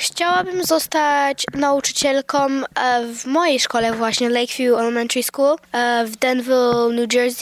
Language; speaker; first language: Polish; early bilingual, heritage; Polish